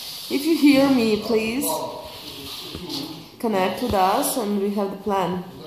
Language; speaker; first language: English; non-native, fluent; Ukrainian